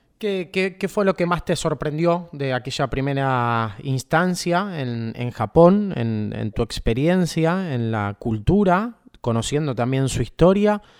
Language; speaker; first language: Spanish; native; Spanish